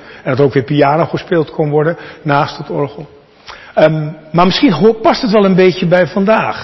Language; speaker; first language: Dutch; native; Dutch